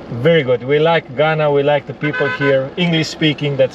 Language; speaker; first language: English; non-native, fluent; Romanian